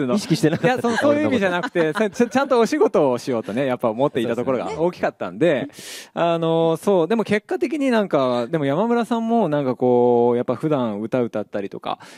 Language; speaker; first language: Japanese; native; Japanese